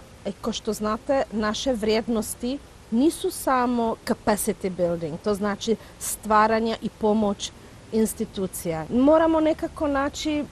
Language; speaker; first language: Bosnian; non-native, fluent; Czech